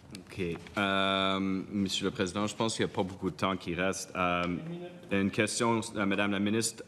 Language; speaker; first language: French; non-native, local second language; English